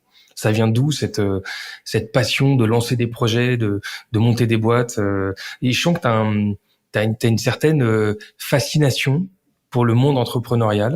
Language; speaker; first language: French; native; French